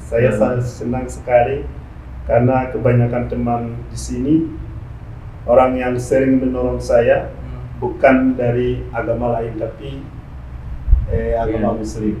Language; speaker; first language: Indonesian; non-native, fluent; Rundi